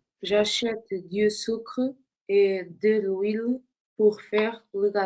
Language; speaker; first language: French; non-native, learner; Portuguese